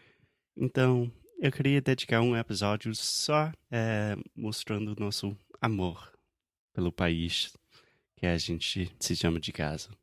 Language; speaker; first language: Portuguese; non-native, fluent; English